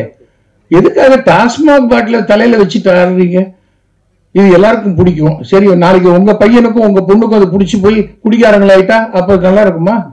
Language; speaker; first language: Tamil; native; Tamil